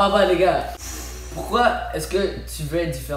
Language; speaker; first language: French; native; French